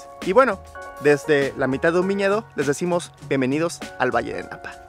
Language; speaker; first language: Spanish; native; Spanish